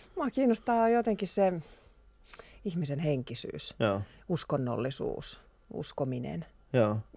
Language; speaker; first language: Finnish; native; Finnish